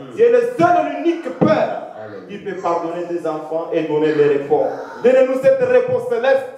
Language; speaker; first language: French; non-native, local second language; Swahili